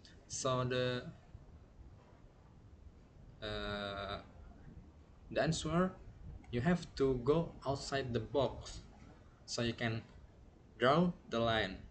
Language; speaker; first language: English; non-native, learner; Indonesian